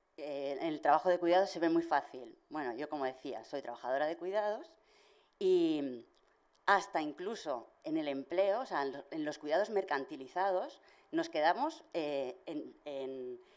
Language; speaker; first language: Spanish; native; Spanish